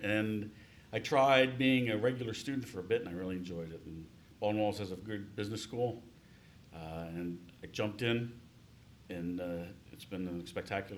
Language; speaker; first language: English; native; English